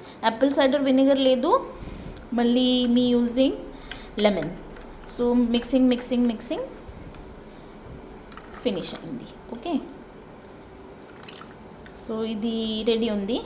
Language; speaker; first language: Telugu; non-native, learner; Marathi